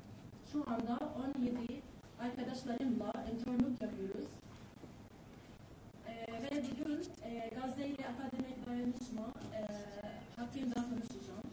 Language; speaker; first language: Turkish; non-native, learner; Arabic